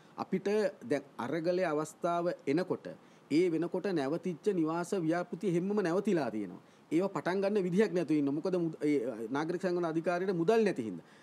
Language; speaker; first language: Sinhala; native; Sinhala